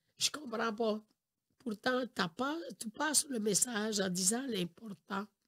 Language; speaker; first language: French; non-native, fluent; Italian